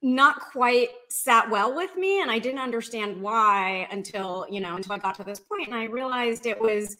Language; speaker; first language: English; native; English